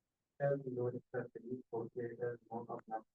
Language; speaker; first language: Spanish; non-native, learner; English